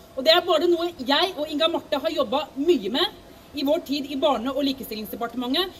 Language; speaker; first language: Norwegian; native; Norwegian